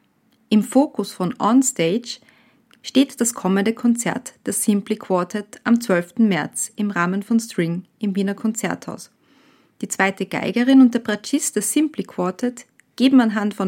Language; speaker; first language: German; native; German